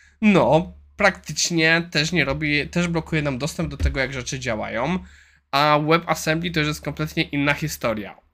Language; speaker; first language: Polish; native; Polish